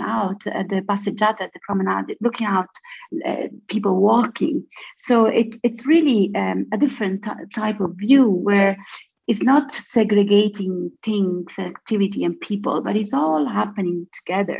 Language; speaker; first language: English; non-native, fluent; Italian